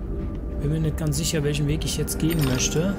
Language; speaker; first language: German; native; German